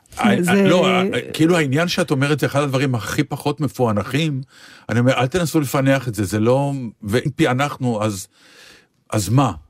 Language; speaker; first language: Hebrew; native; Hebrew